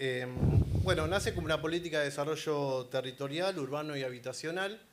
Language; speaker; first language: Spanish; native; Spanish